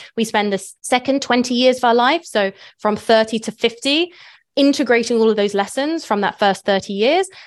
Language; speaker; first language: English; native; English